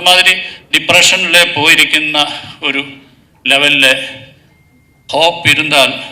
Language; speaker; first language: Tamil; non-native, learner; Malayalam